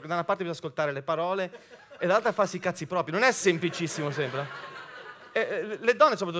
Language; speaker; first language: Italian; native; Italian